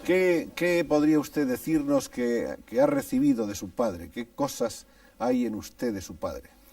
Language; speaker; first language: Spanish; native; Spanish